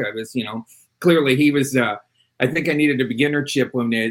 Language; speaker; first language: English; native; English